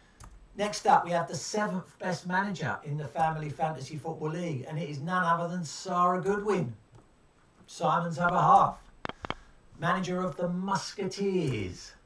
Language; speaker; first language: English; native; English